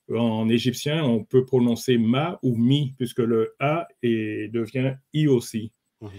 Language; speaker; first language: French; native; French